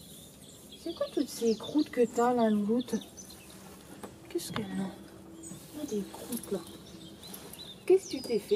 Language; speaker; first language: French; native; French